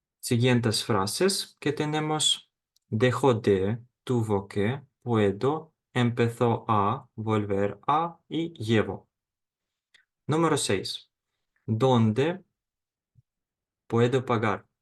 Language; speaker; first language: Spanish; non-native, fluent; Ukrainian